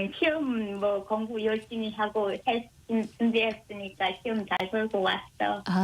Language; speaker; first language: Korean; native; Korean